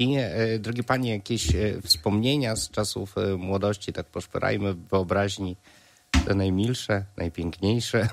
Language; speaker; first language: Polish; native; Polish